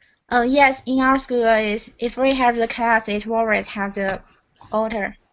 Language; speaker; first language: English; non-native, learner; Chinese